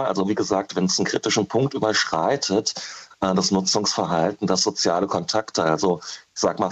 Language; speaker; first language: German; native; German